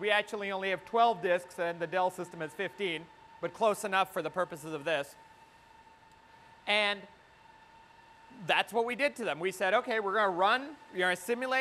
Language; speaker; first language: English; native; English